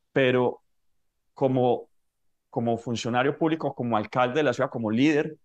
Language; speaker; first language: Spanish; native; Spanish